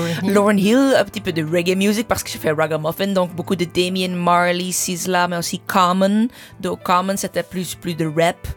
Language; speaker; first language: French; non-native, fluent; English